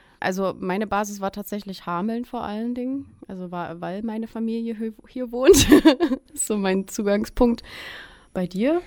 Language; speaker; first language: German; early bilingual, other home language; Russian